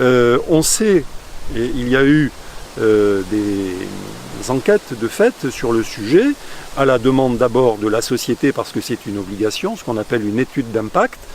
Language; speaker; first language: French; native; French